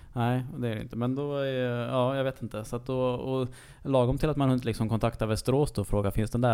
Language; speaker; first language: Swedish; native; Swedish